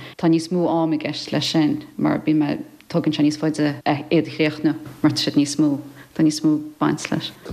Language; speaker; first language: Irish; native; Irish